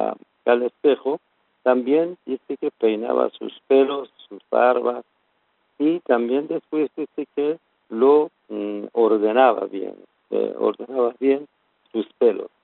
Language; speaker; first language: Spanish; non-native, learner; Persian